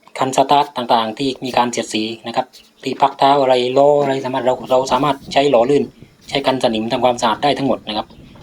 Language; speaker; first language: Thai; native; Thai